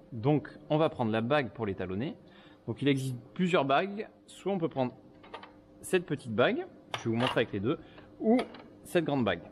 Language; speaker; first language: French; native; French